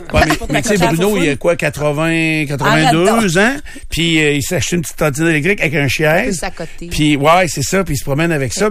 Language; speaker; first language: French; native; French